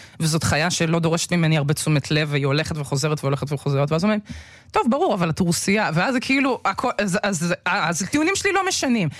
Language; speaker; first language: Hebrew; early bilingual, other home language; Russian